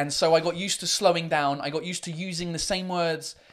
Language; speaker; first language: English; native; English